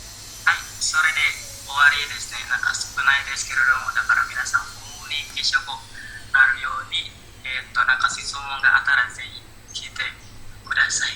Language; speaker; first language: Japanese; non-native, learner; Indonesian